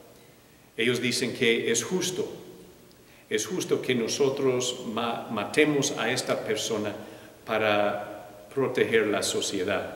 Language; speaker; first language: Spanish; non-native, fluent; English